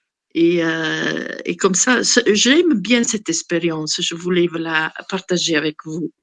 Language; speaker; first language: French; non-native, fluent; Italian